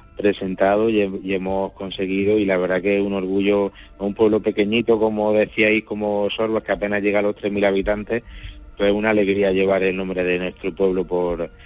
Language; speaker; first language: Spanish; native; Spanish